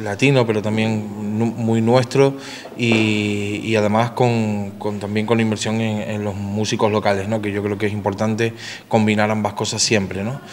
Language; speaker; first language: Spanish; native; Spanish